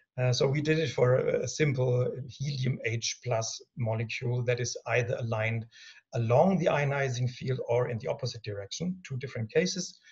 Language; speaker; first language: English; non-native, fluent; German